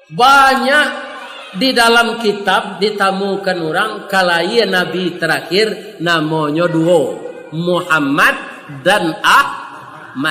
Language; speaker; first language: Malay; non-native, local second language; Minangkabau